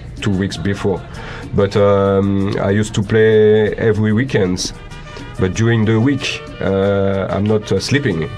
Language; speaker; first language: English; non-native, learner; French